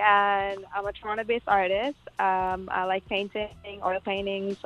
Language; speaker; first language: English; non-native, local second language; Tamil